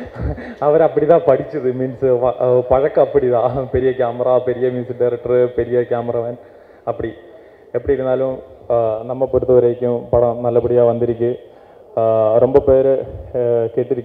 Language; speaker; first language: Tamil; non-native, learner; Malayalam